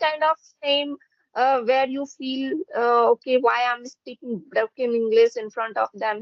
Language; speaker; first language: English; non-native, fluent; Hindi